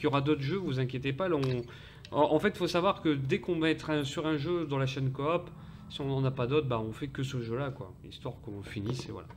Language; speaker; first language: French; native; French